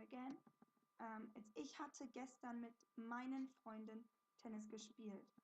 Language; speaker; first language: German; non-native, fluent; English